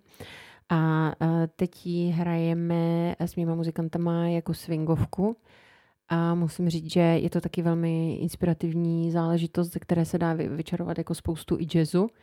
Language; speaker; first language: Czech; native; Czech